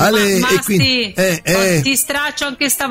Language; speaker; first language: Italian; native; Italian